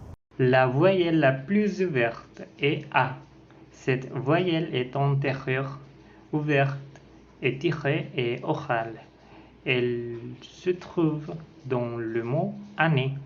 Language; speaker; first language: French; non-native, learner; Spanish